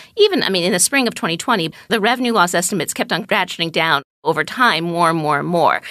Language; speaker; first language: English; native; English